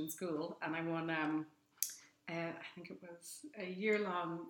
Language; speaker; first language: English; native; English